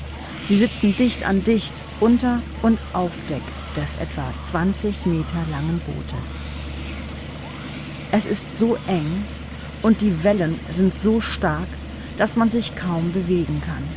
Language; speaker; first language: German; native; German